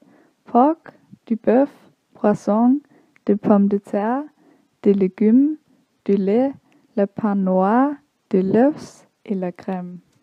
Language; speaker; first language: French; non-native, learner; Danish